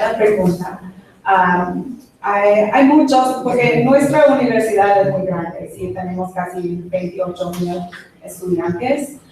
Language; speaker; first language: Spanish; non-native, fluent; English